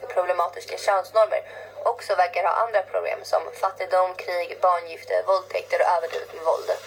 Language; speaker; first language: Swedish; native; Swedish